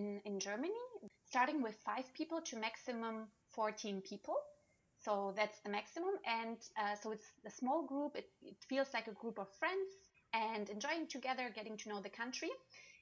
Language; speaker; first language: English; non-native, fluent; German